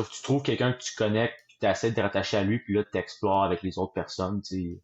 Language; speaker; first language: French; native; French